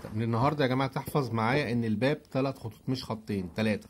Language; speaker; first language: Arabic; native; Arabic